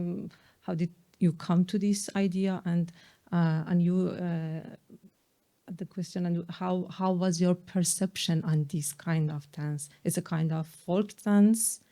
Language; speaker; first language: English; non-native, fluent; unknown